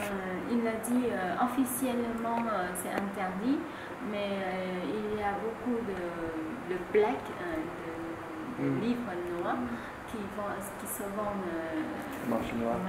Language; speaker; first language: French; non-native, fluent; Vietnamese